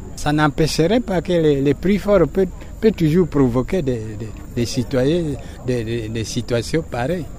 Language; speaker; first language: French; non-native, local second language; Swahili